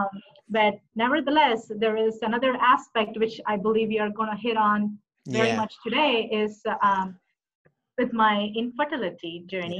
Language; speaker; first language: English; non-native, local second language; Tamil